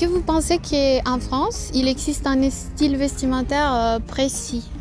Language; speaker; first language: French; non-native, fluent; Spanish